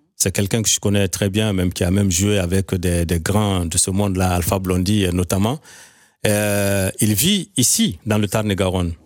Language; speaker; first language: French; non-native, local second language; Bambara